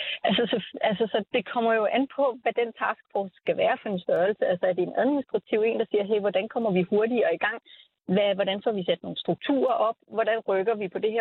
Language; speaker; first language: Danish; native; Danish